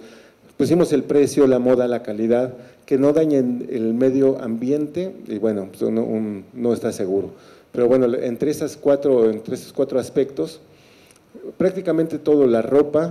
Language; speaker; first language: Spanish; native; Spanish